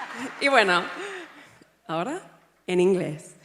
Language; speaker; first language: Spanish; non-native, learner; English